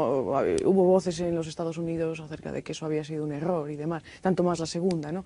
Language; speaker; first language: Spanish; native; Spanish